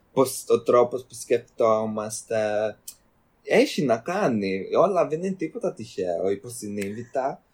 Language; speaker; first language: Greek; early bilingual, other home language; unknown